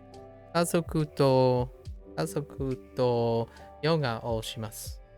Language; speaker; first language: Japanese; non-native, learner; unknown